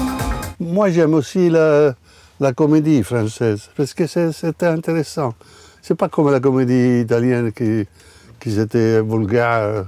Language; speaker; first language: French; non-native, fluent; Italian